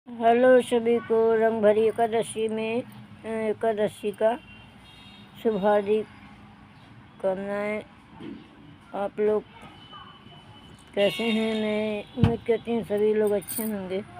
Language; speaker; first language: Hindi; non-native, local second language; Bhojpuri